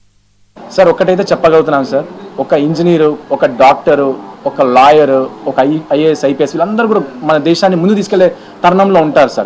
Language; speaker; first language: Telugu; native; Telugu